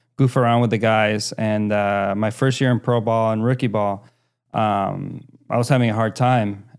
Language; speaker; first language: English; early bilingual, other home language; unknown